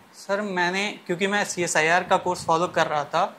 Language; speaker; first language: Hindi; native; Hindi